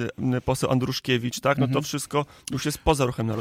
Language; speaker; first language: Polish; native; Polish